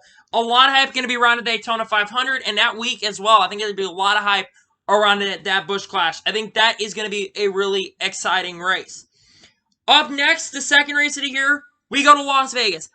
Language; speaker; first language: English; native; English